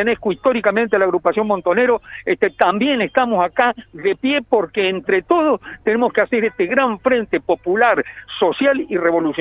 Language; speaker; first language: Spanish; native; Spanish